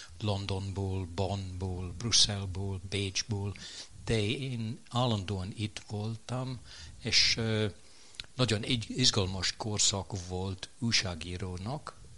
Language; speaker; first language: Hungarian; non-native, fluent; English